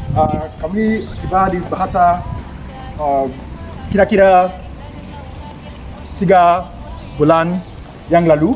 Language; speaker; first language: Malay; non-native, learner; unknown